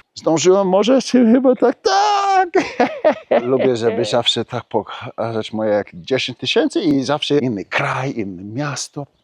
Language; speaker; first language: Polish; early bilingual, heritage; Polish